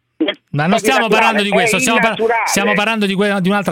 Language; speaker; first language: Italian; native; Italian